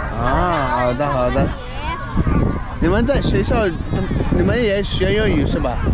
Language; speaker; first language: Chinese; non-native, fluent; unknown